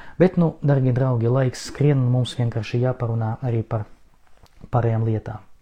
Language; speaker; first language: Latvian; non-native, local second language; Russian